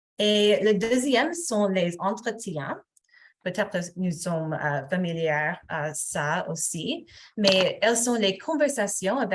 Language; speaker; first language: French; non-native, fluent; English